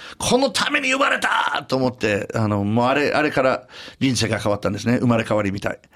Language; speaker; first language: Japanese; non-native, fluent; English